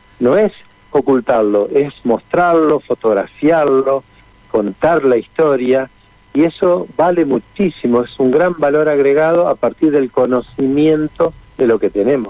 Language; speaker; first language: Spanish; native; Spanish